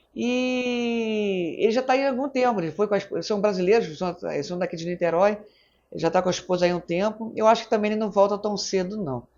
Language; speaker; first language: Portuguese; native; Portuguese